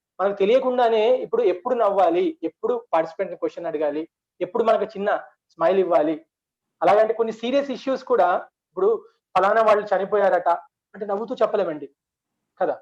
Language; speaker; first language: Telugu; non-native, local second language; Urdu